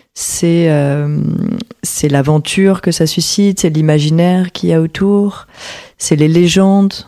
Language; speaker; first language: French; native; French